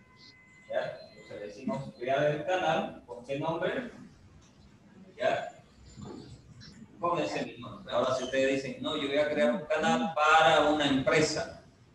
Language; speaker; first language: Spanish; native; Spanish